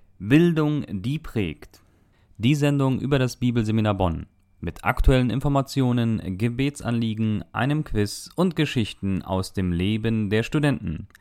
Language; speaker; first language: German; early bilingual, heritage; German